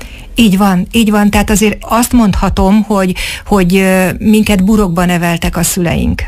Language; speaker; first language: Hungarian; native; Hungarian